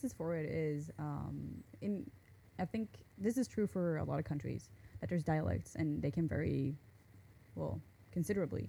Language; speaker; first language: English; non-native, fluent; Norwegian